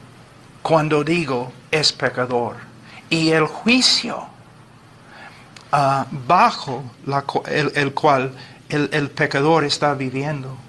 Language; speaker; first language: Spanish; non-native, fluent; English